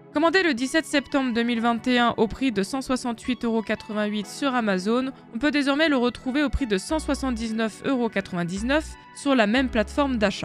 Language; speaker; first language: French; native; French